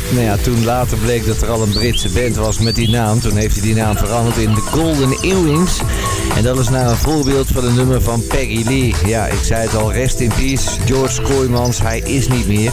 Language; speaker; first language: Dutch; native; Dutch